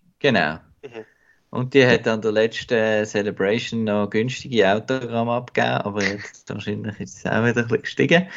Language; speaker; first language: German; native; German